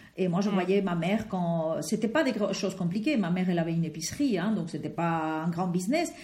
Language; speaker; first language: French; non-native, fluent; Spanish